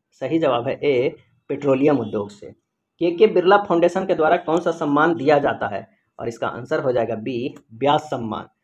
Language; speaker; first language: Hindi; native; Hindi